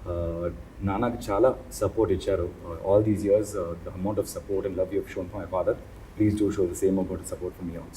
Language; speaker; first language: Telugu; non-native, learner; Tamil